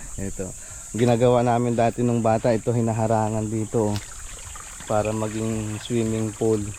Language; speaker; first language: Filipino; non-native, local second language; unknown